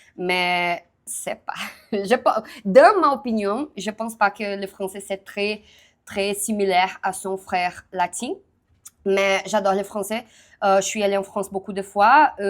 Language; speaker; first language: French; non-native, learner; Portuguese